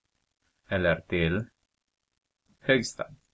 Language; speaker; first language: Swedish; non-native, fluent; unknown